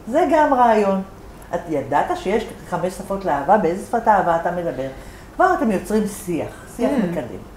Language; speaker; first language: Hebrew; native; Hebrew